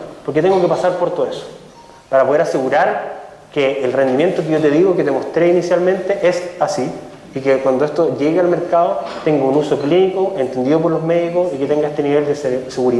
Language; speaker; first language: Spanish; native; Spanish